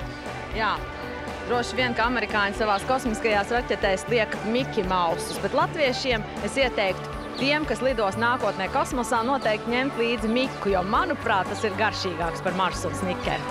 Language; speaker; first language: Latvian; native; Latvian